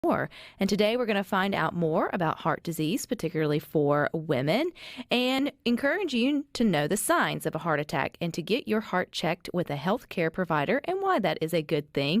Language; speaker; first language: English; native; English